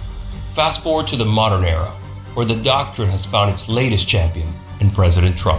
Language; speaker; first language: English; native; English